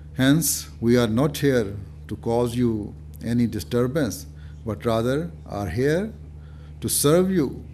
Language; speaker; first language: English; non-native, local second language; Urdu